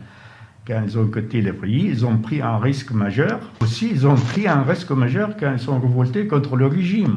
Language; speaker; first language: French; non-native, fluent; Arabic